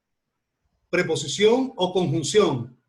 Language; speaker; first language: Spanish; native; Spanish